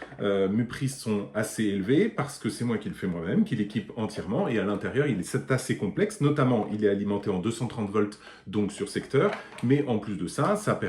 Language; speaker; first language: French; native; French